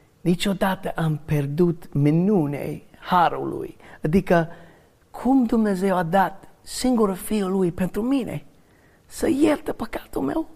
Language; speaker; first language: Romanian; non-native, learner; English